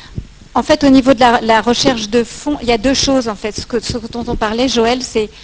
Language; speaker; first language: French; native; French